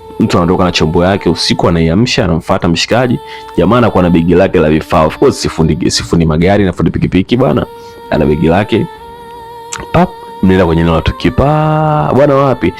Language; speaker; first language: Swahili; native; Swahili